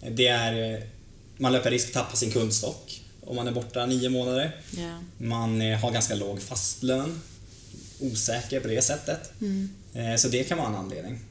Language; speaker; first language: Swedish; native; Swedish